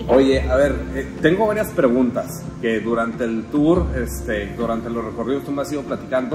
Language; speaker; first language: Spanish; native; Spanish